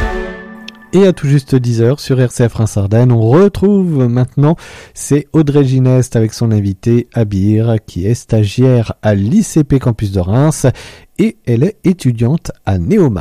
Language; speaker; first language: French; native; French